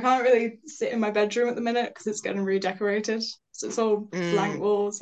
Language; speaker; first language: English; native; English